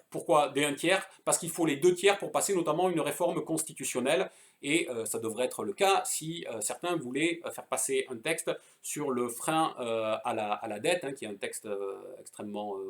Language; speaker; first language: French; native; French